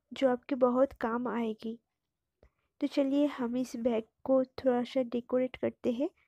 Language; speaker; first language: Hindi; non-native, local second language; Bangla